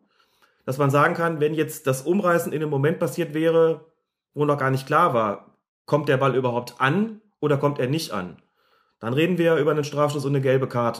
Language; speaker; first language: German; native; German